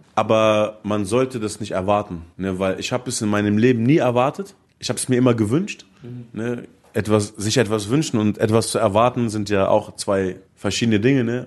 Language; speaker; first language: German; early bilingual, other home language; Arabic